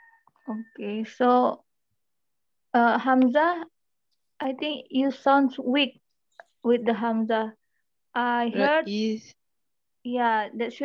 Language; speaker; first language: English; non-native, learner; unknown